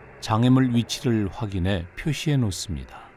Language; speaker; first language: Korean; native; Korean